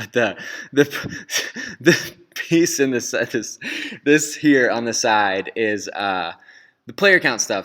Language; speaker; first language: English; native; English